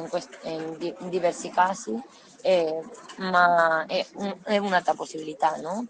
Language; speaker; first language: Italian; non-native, learner; Spanish